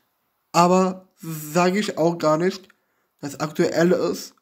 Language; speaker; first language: German; non-native, learner; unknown